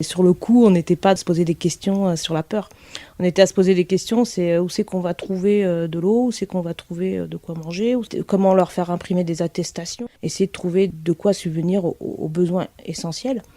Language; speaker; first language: French; native; French